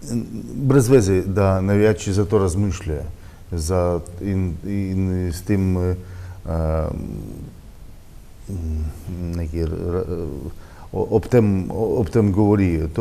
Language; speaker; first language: Slovenian; non-native, learner; Russian